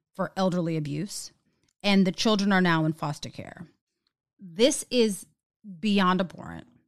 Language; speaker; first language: English; native; English